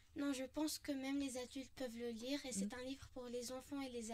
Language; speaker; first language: French; non-native, local second language; Arabic